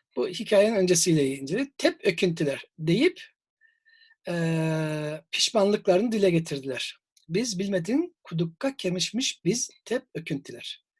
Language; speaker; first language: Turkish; native; Turkish